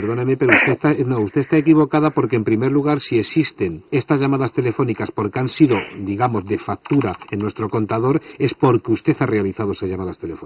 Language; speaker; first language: Spanish; native; Spanish